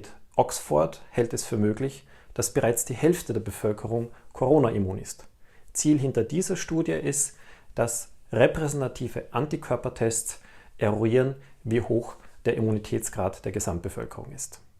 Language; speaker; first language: German; native; German